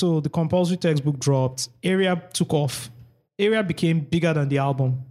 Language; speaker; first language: English; non-native, local second language; Yoruba